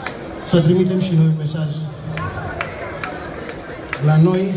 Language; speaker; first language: Romanian; non-native, fluent; Greek